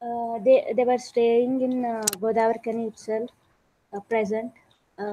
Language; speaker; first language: English; non-native, local second language; Telugu